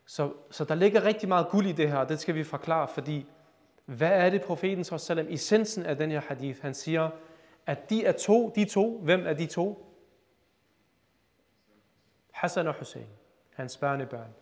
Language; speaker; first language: Danish; early bilingual, other home language; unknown